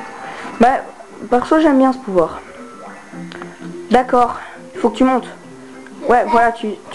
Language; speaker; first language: French; native; French